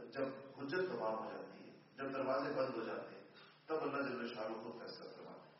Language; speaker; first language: Urdu; non-native, local second language; Pashto